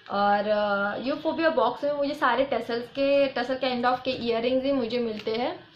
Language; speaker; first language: Hindi; non-native, local second language; Marathi